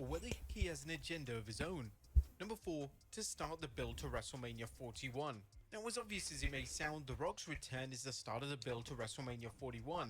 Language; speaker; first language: English; native; English